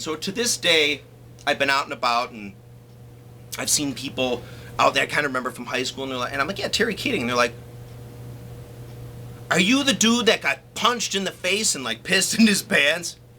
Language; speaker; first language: English; native; English